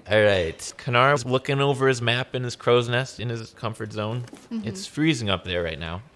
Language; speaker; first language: English; native; English